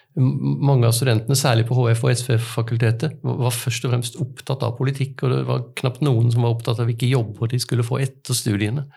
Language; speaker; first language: Norwegian; native; Norwegian